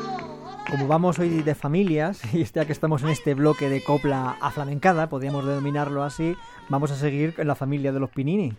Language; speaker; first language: Spanish; native; Spanish